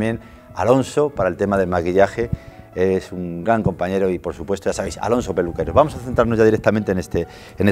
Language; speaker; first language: Spanish; native; Spanish